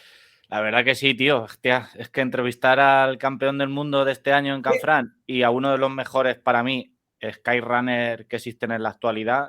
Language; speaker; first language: Spanish; native; Spanish